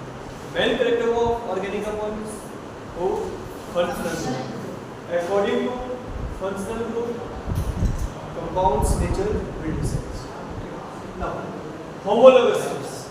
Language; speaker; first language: English; non-native, local second language; Hindi